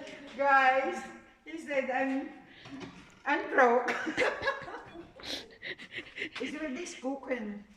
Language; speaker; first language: English; non-native, local second language; Filipino